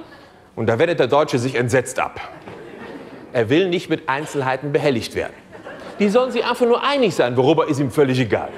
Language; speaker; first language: German; native; German